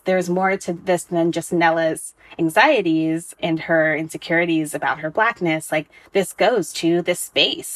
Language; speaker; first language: English; native; English